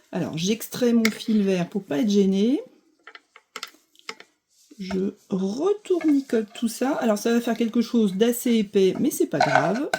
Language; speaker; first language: French; native; French